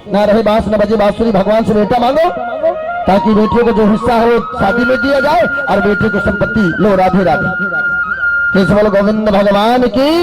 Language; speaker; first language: Hindi; native; Hindi